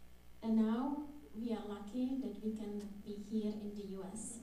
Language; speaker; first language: English; non-native, fluent; Czech